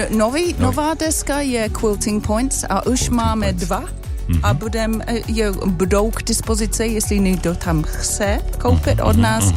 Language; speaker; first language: Czech; non-native, learner; English